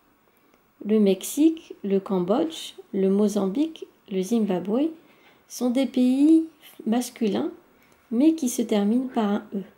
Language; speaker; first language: French; native; French